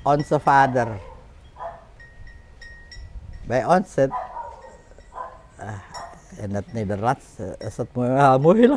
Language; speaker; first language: Dutch; non-native, fluent; Indonesian